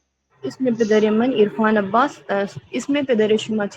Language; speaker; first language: Persian; non-native, learner; Urdu